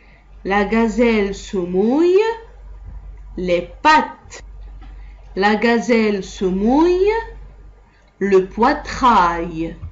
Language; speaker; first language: French; non-native, local second language; Arabic